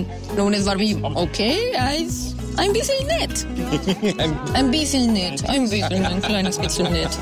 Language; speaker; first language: German; non-native, fluent; Spanish